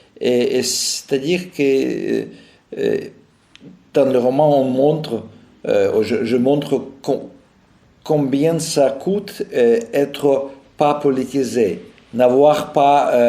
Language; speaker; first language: French; non-native, fluent; Russian